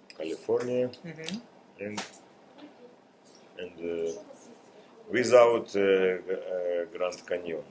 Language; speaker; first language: English; non-native, learner; Russian